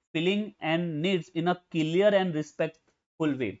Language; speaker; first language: English; non-native, local second language; Gujarati